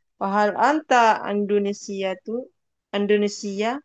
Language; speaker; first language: Arabic; non-native, learner; Indonesian